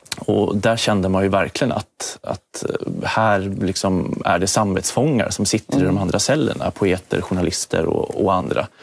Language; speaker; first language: Swedish; native; Swedish